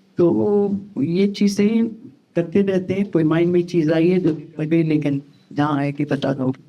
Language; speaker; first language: Urdu; native; Urdu